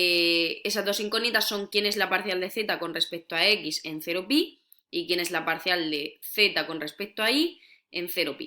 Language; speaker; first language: Spanish; native; Spanish